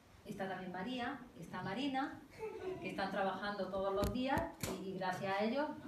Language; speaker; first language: Spanish; native; Spanish